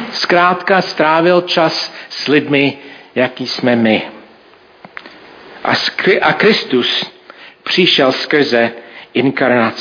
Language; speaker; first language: Czech; non-native, fluent; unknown